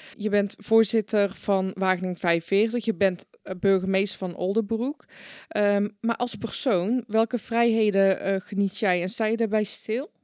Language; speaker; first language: Dutch; early bilingual, other home language; Persian